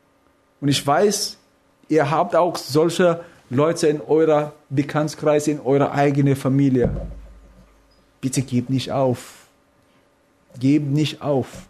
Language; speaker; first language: German; non-native, fluent; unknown